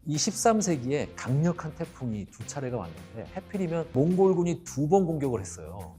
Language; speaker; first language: Korean; native; Korean